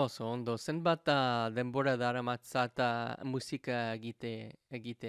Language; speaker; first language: Basque; non-native, learner; English